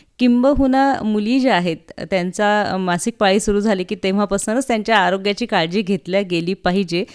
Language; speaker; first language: Marathi; native; Marathi